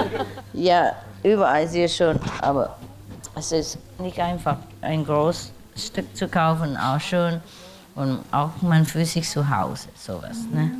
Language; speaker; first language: German; non-native, learner; Vietnamese